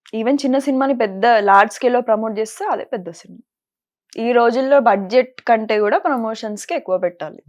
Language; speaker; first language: Telugu; native; Telugu